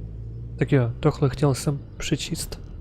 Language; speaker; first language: Czech; non-native, learner; Ukrainian